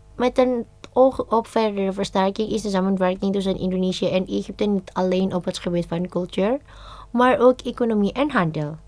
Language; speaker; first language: Dutch; non-native, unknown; Indonesian